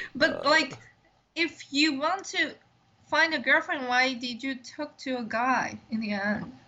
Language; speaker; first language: English; non-native, fluent; Chinese